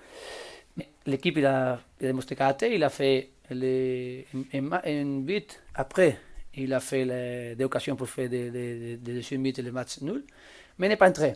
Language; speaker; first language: French; non-native, learner; Spanish